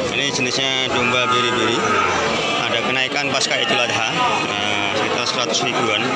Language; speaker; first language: Indonesian; non-native, local second language; Javanese